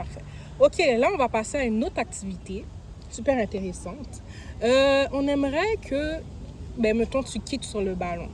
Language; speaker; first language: French; native; French